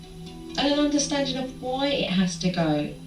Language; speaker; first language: English; native; English